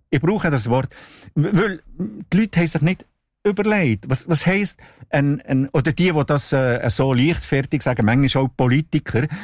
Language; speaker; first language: German; non-native, local second language; Italian